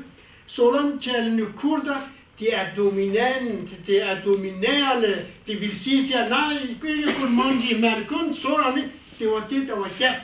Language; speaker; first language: Danish; non-native, fluent; Kurdish